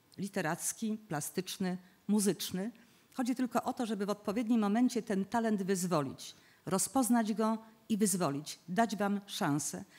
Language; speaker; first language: Polish; native; Polish